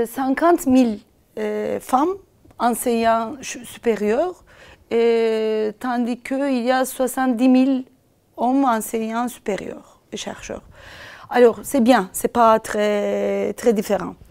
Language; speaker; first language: French; non-native, fluent; Turkish